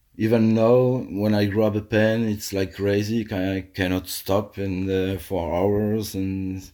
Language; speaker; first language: English; non-native, fluent; French